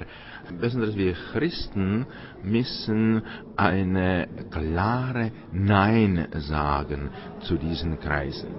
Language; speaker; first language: German; non-native, fluent; Czech